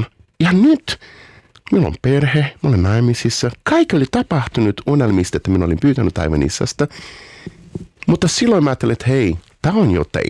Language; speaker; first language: Finnish; non-native, learner; Portuguese